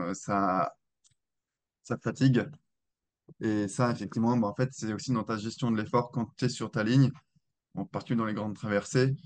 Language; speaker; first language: French; native; French